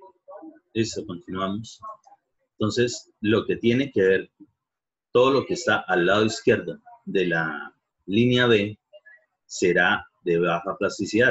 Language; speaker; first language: Spanish; native; Spanish